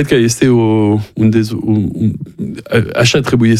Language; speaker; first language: Romanian; non-native, learner; French